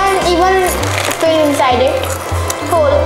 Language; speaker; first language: English; non-native, local second language; Hindi